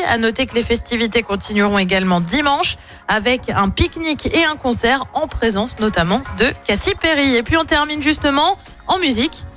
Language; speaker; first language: French; native; French